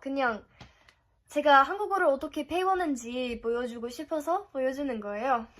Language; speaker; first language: Korean; non-native, fluent; English